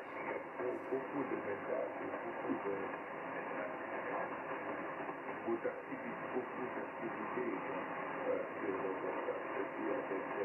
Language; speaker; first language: French; non-native, learner; German